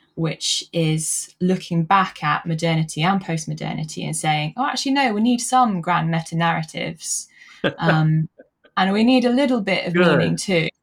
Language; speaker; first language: English; native; English